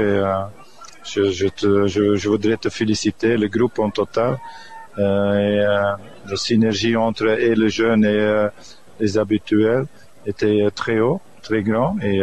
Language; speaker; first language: French; non-native, fluent; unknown